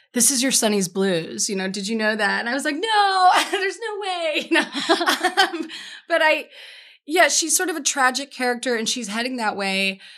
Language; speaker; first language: English; native; English